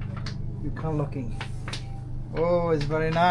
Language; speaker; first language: English; non-native, learner; Arabic